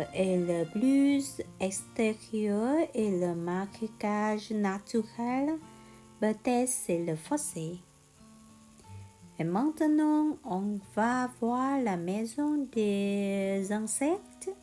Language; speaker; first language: French; non-native, learner; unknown